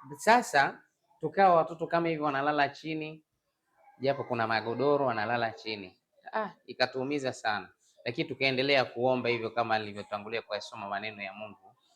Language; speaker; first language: Swahili; non-native, local second language; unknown